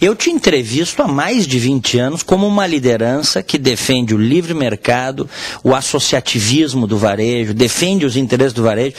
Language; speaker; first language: Portuguese; native; Portuguese